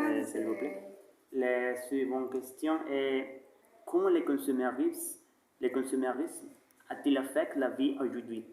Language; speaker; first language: French; non-native, learner; Spanish